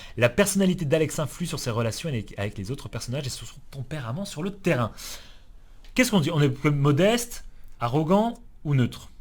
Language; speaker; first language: French; native; French